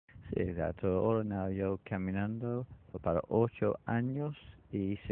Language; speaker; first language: Spanish; non-native, learner; English